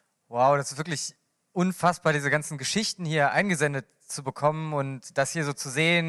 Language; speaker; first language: German; native; German